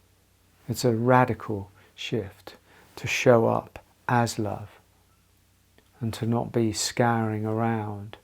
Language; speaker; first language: English; native; English